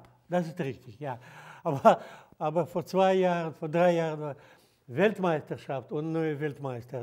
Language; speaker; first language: German; non-native, fluent; Russian